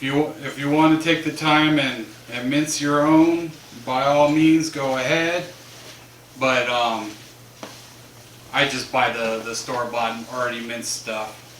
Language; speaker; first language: English; native; English